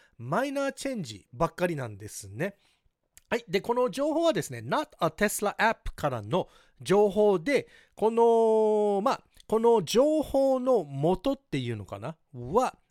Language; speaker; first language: Japanese; early bilingual, heritage; Japanese